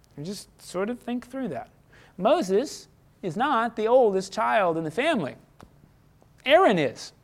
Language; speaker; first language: English; native; English